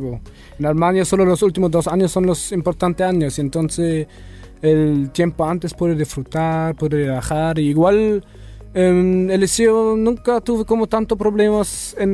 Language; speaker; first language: Spanish; non-native, learner; German